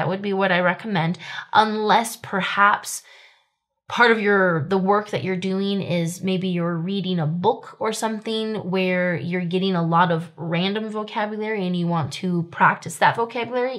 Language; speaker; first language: English; native; English